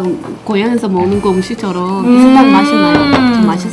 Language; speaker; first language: Korean; non-native, learner; Mongolian